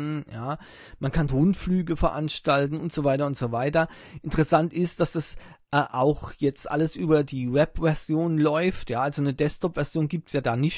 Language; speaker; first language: German; native; German